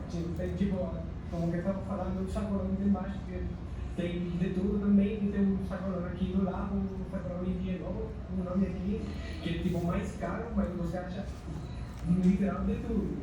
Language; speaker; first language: Portuguese; non-native, fluent; Spanish